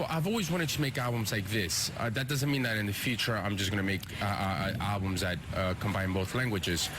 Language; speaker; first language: English; early bilingual, other home language; Spanish